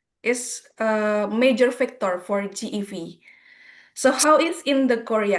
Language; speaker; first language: English; non-native, fluent; Indonesian